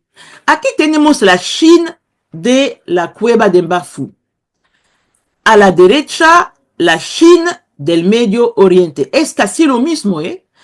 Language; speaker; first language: Spanish; non-native, fluent; Kongo